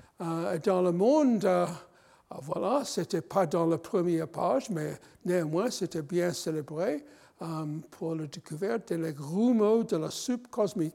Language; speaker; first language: French; non-native, fluent; English